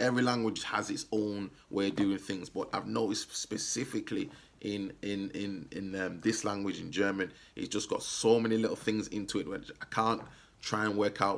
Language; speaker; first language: English; native; English